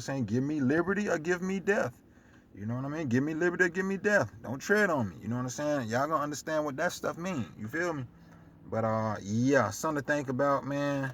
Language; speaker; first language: English; native; English